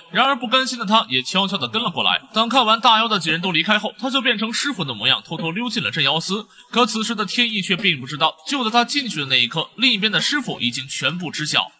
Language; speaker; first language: Chinese; native; Chinese